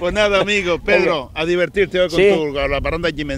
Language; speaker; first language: Spanish; native; Spanish